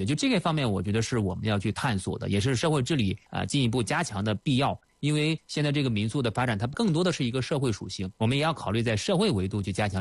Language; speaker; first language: Chinese; native; Chinese